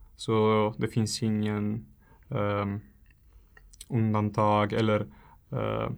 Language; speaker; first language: Swedish; non-native, fluent; Italian